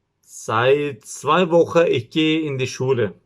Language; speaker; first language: German; non-native, learner; Turkish